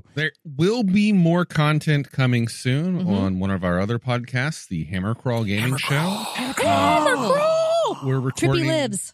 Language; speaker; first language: English; native; English